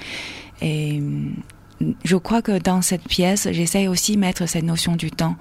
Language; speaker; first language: French; non-native, fluent; Chinese